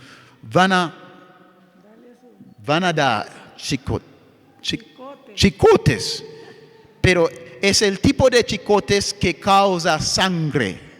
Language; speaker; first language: Spanish; non-native, fluent; English